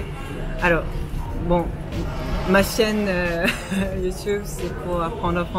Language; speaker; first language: French; non-native, fluent; Japanese